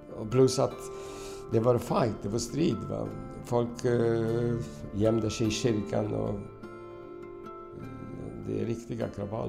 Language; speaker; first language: Swedish; non-native, fluent; Polish